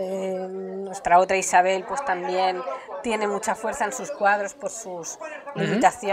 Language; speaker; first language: Spanish; native; Spanish